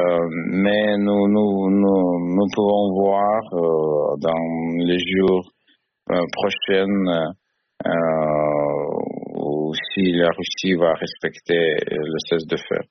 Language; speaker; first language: French; non-native, learner; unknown